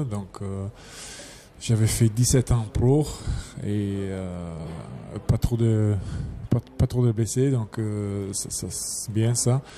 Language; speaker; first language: French; non-native, fluent; English